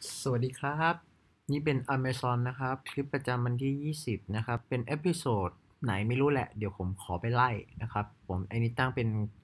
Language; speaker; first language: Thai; native; Thai